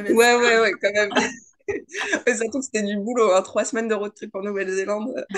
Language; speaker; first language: French; native; French